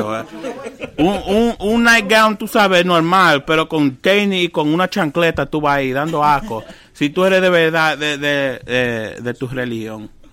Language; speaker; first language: Spanish; early bilingual, heritage; Spanish